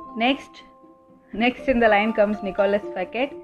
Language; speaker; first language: English; non-native, local second language; Tamil